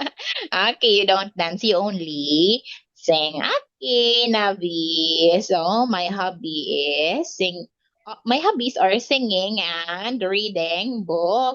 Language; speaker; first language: English; non-native, local second language; Filipino